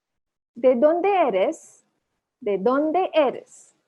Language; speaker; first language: Spanish; non-native, learner; Manipuri